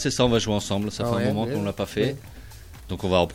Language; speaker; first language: French; native; French